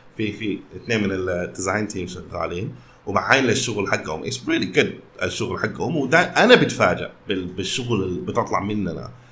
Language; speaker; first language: Arabic; early bilingual, heritage; Arabic